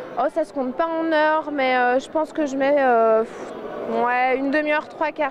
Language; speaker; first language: French; native; French